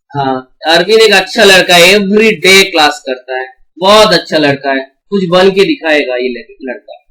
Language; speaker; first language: Hindi; non-native, local second language; Bangla